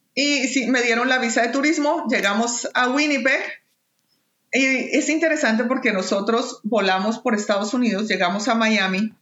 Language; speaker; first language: Spanish; native; Spanish